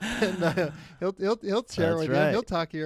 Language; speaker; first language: English; native; English